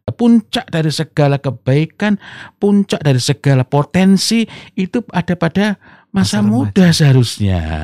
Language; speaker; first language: Indonesian; non-native, local second language; Javanese